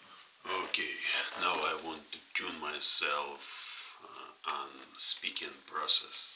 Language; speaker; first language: English; non-native, fluent; Russian